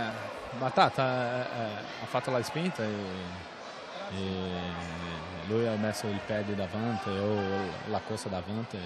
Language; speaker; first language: Italian; non-native, fluent; Portuguese